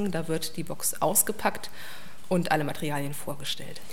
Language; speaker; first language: German; native; German